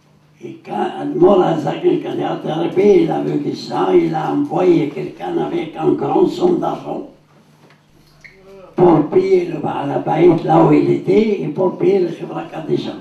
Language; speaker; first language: French; non-native, learner; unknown